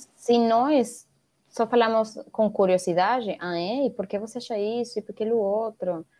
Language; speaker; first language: Portuguese; non-native, fluent; Spanish